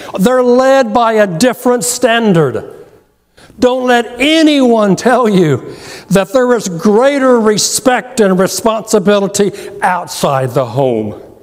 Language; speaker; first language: English; native; English